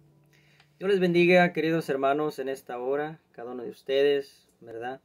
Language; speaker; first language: Spanish; native; Spanish